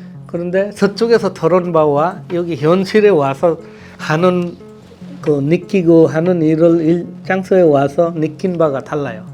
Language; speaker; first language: Korean; non-native, fluent; Bangla